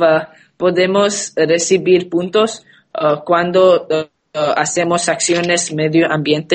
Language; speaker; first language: Spanish; non-native, learner; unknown